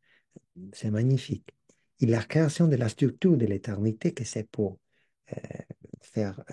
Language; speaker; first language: French; non-native, learner; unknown